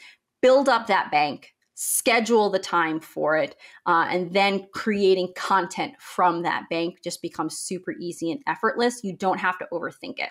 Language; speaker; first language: English; native; English